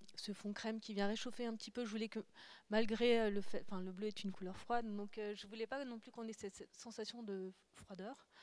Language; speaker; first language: French; native; French